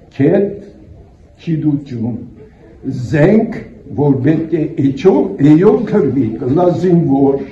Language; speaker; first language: Armenian; early bilingual, heritage; Armenian